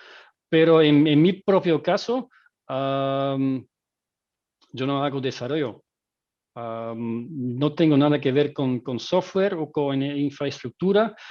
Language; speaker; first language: Spanish; non-native, fluent; Dutch